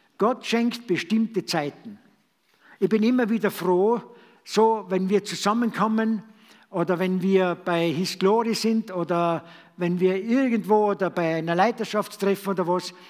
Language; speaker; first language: German; native; German